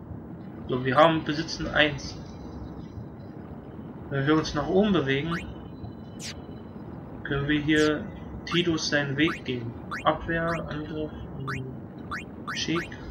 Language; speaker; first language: German; native; German